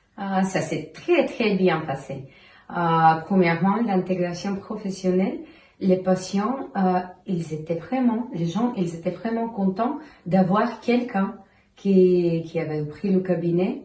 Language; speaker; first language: French; non-native, fluent; Bulgarian